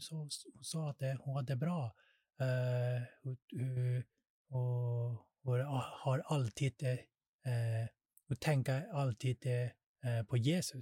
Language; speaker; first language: Swedish; non-native, learner; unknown